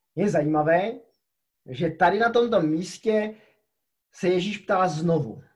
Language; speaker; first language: Czech; native; Czech